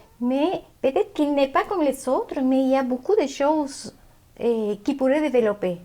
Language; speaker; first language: French; non-native, fluent; Spanish